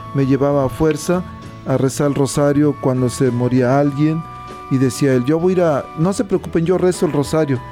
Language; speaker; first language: Spanish; native; Spanish